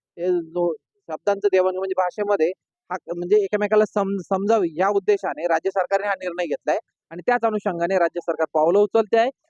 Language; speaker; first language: Marathi; native; Marathi